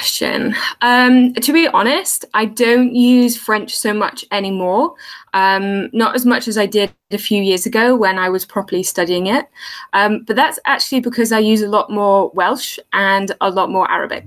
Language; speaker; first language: English; native; English